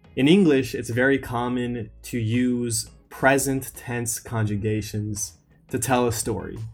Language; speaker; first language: English; native; English